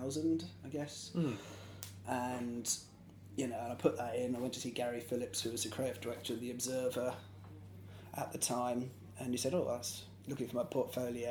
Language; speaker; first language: English; native; English